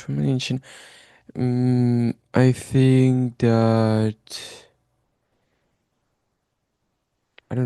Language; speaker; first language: English; non-native, learner; Spanish